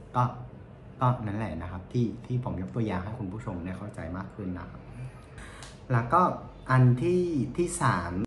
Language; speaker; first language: Thai; non-native, fluent; Vietnamese